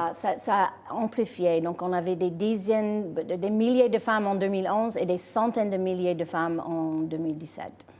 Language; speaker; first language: French; non-native, fluent; English